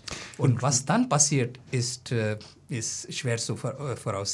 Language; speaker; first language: German; non-native, fluent; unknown